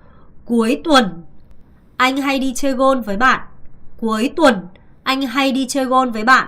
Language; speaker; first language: Vietnamese; non-native, fluent; Korean